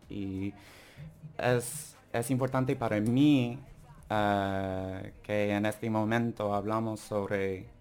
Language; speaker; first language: Spanish; non-native, learner; English